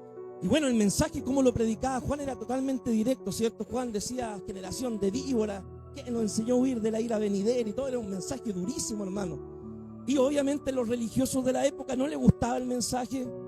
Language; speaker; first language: Spanish; native; Spanish